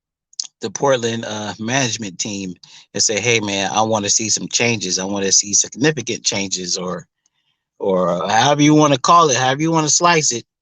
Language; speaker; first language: English; native; English